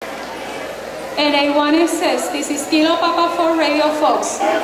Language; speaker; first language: English; non-native, local second language; Spanish